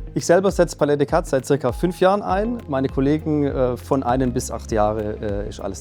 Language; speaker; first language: German; native; German